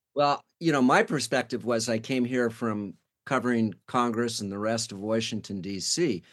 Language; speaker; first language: English; native; English